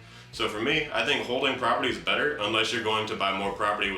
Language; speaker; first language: English; native; English